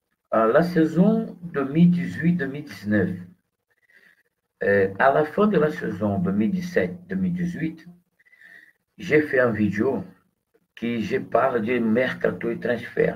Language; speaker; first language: French; non-native, fluent; Portuguese